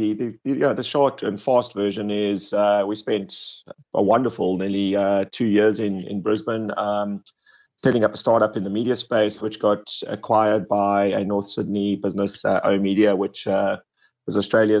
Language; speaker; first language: English; native; English